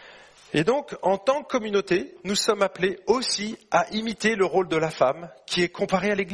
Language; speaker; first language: French; native; French